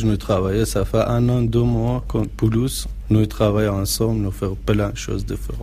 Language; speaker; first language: French; non-native, learner; Persian